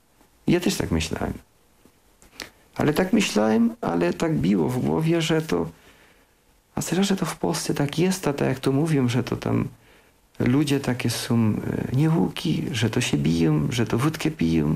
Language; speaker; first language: Polish; early bilingual, heritage; Polish